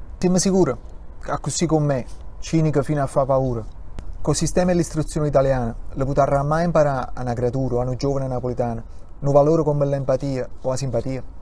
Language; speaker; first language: Italian; non-native, local second language; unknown